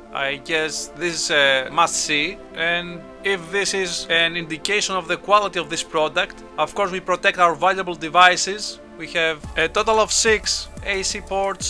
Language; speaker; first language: English; non-native, fluent; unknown